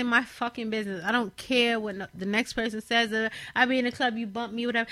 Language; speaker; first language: English; native; English